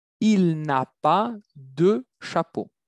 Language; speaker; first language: French; non-native, fluent; Spanish